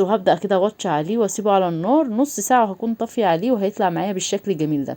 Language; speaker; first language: Arabic; native; Arabic